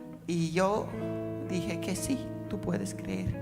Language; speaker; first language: Spanish; non-native, fluent; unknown